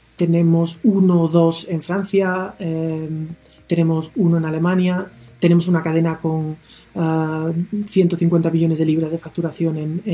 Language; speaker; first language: Spanish; native; Spanish